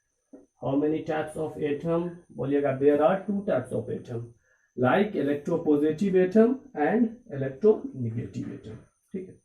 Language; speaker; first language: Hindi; native; Hindi